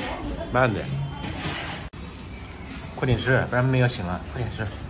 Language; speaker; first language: Chinese; native; Chinese